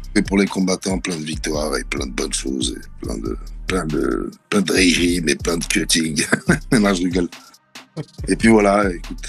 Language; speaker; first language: French; native; French